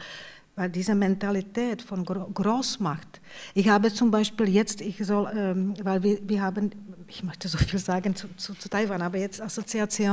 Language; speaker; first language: German; non-native, fluent; Czech